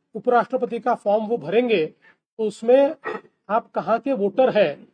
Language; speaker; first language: Hindi; non-native, local second language; Marathi